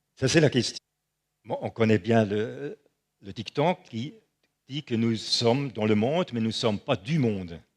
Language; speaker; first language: French; non-native, local second language; German